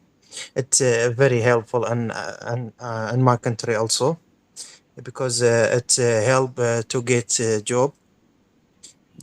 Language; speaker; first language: English; non-native, learner; Arabic